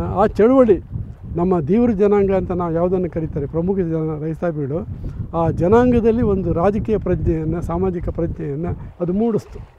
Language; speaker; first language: Kannada; non-native, local second language; Konkani